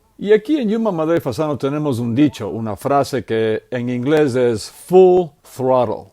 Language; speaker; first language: Spanish; native; Spanish